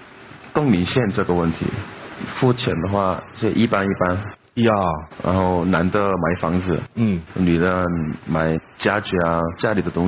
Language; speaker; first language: Chinese; non-native, fluent; Korean